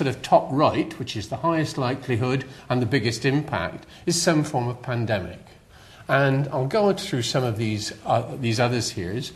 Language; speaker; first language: English; native; English